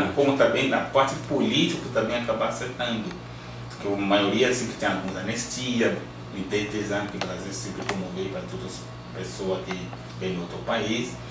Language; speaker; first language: Portuguese; non-native, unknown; Yoruba